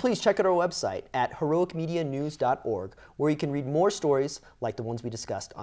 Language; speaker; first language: English; native; English